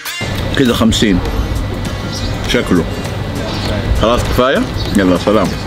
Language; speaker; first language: Arabic; native; Arabic